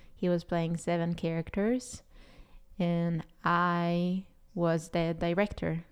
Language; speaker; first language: English; non-native, fluent; Hebrew